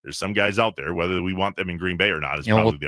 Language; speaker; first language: English; native; English